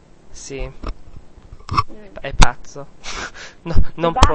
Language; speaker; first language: Italian; non-native, learner; English